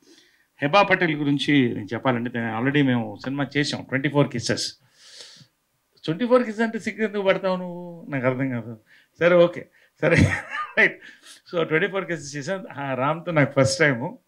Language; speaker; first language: Telugu; native; Telugu